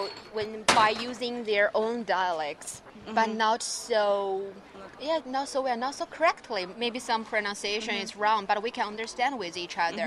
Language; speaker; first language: English; non-native, learner; Chinese